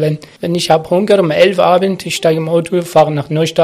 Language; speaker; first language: German; non-native, learner; Arabic